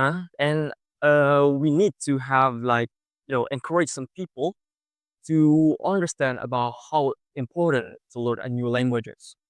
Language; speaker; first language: English; non-native, fluent; Indonesian